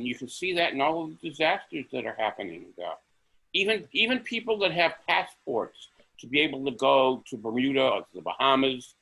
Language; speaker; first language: English; native; English